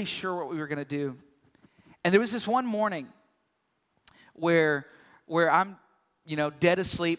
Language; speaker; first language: English; native; English